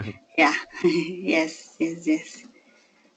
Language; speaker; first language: English; non-native, learner; Spanish